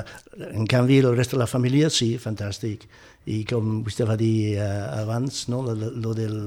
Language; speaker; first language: Catalan; non-native, fluent; English